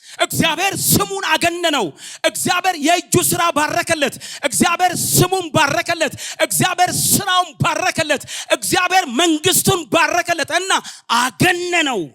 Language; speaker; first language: Amharic; non-native, local second language; Oromo